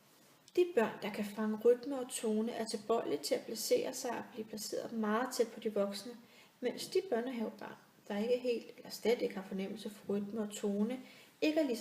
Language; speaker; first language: Danish; native; Danish